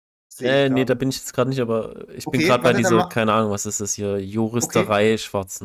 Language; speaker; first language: German; native; German